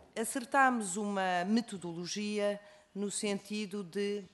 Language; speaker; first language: Portuguese; native; Portuguese